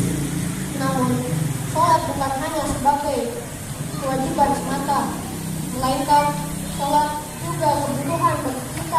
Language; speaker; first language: Indonesian; native; Indonesian